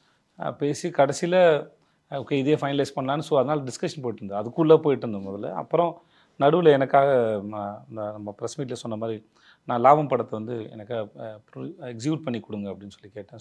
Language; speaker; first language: Tamil; native; Tamil